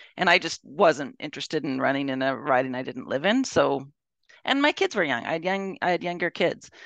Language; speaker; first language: English; native; English